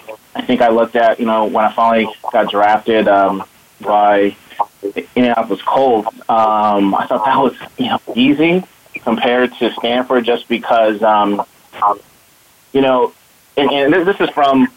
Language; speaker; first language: English; native; English